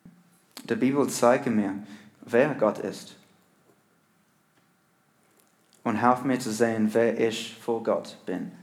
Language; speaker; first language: German; non-native, learner; English